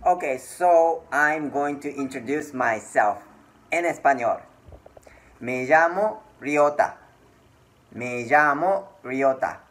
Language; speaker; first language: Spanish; non-native, learner; Japanese